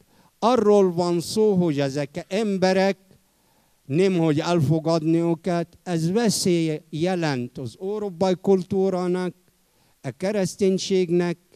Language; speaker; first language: Hungarian; non-native, fluent; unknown